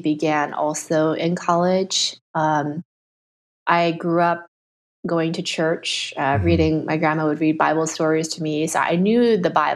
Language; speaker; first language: English; early bilingual, other home language; Chinese